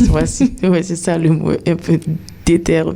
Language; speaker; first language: French; non-native, local second language; Haitian Creole